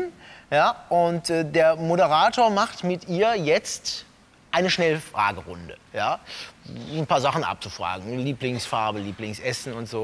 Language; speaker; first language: German; native; German